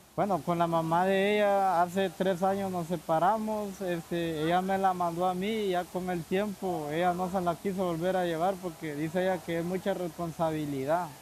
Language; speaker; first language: Spanish; native; Spanish